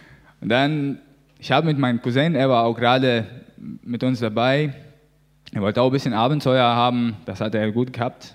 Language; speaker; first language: German; non-native, learner; Latvian